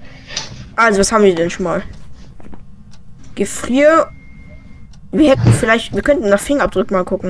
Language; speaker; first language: German; native; German